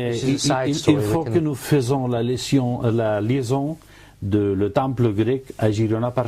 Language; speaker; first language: French; non-native, learner; Catalan